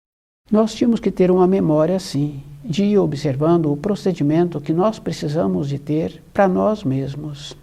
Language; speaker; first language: Portuguese; native; Portuguese